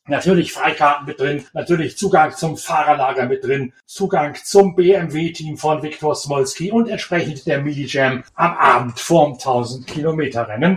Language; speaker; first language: German; native; German